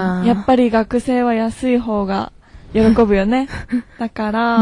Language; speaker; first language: Japanese; native; Japanese